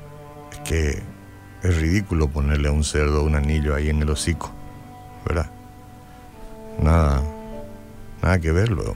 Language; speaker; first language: Spanish; native; Spanish